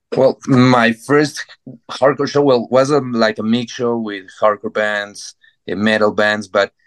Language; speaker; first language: English; non-native, fluent; Spanish